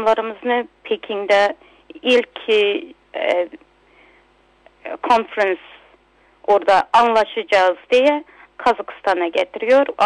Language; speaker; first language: Turkish; non-native, local second language; Uyghur